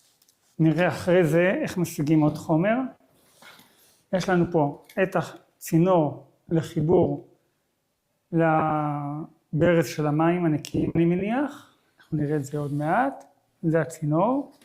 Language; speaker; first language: Hebrew; native; Hebrew